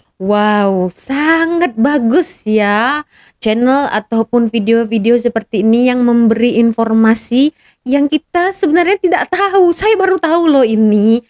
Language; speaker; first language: Indonesian; native; Indonesian